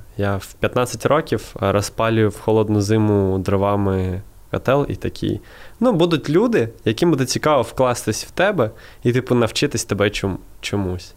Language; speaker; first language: Ukrainian; non-native, local second language; Russian